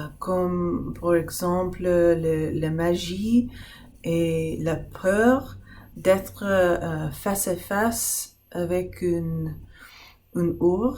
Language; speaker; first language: French; non-native, fluent; English